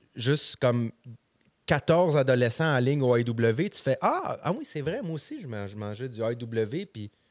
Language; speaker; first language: French; native; French